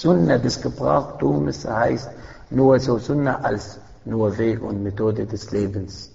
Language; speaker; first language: German; non-native, fluent; Arabic